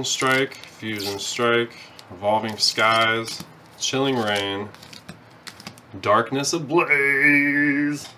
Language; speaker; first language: English; native; English